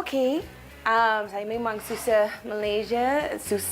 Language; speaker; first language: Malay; non-native, learner; English